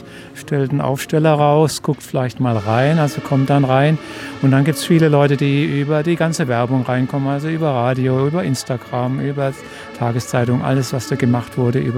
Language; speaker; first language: German; native; German